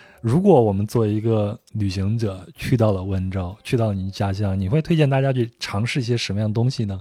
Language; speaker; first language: Chinese; native; Chinese